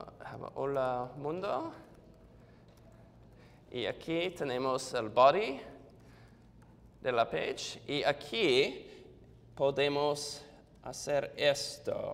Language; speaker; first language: Spanish; non-native, learner; English